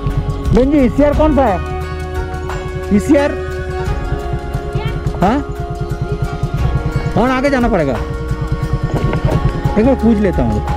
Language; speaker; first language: Hindi; non-native, local second language; Bangla